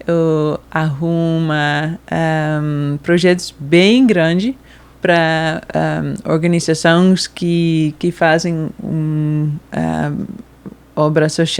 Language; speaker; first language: Portuguese; non-native, fluent; Dutch